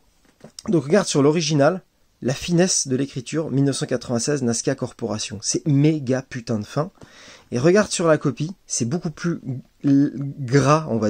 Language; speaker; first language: French; native; French